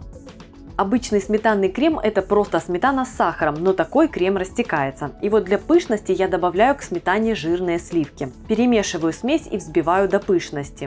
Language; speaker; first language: Russian; native; Russian